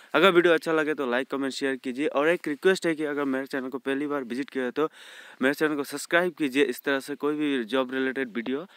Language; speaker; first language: Hindi; non-native, local second language; Assamese